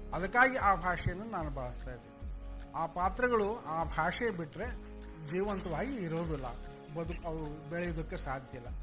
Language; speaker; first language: Kannada; native; Kannada